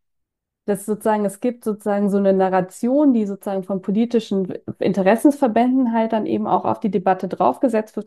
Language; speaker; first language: German; native; German